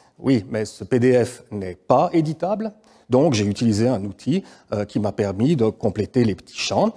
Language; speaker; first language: French; native; French